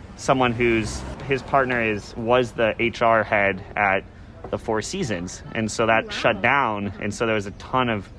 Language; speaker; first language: English; native; English